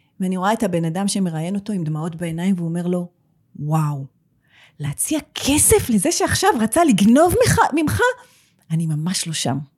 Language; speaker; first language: Hebrew; native; Hebrew